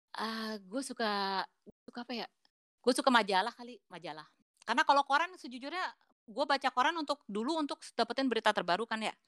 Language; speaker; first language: Indonesian; native; Indonesian